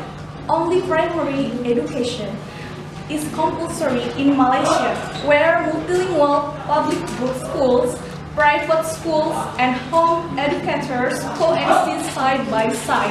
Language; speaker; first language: English; non-native, learner; Indonesian